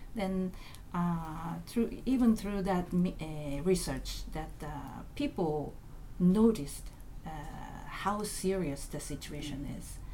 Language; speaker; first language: English; non-native, learner; Japanese